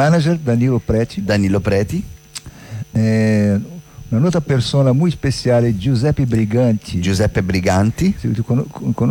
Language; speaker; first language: Italian; non-native, learner; Portuguese